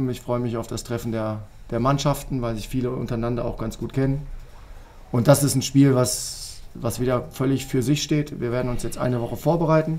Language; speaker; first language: German; native; German